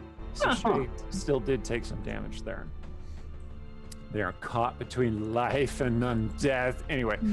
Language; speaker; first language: English; native; English